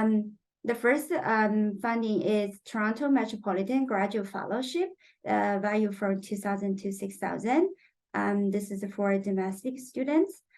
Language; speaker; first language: English; non-native, fluent; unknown